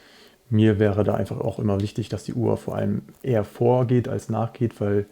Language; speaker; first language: German; native; German